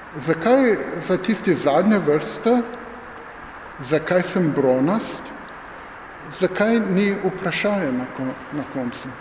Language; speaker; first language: Slovenian; non-native, fluent; English